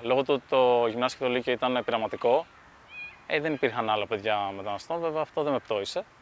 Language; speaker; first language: Greek; early bilingual, other home language; Albanian